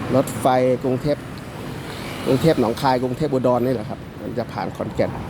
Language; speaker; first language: Thai; native; Thai